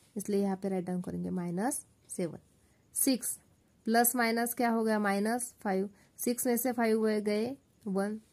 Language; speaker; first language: Hindi; non-native, local second language; Marathi